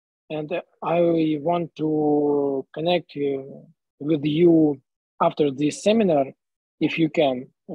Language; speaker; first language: English; non-native, learner; Russian